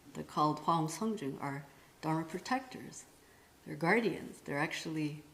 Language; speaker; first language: English; non-native, fluent; Korean